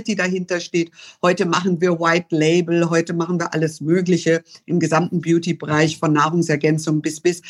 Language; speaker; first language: German; early bilingual, other home language; English